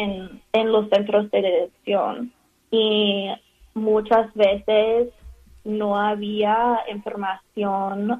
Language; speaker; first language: Spanish; non-native, fluent; English